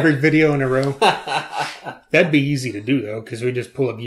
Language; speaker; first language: English; native; English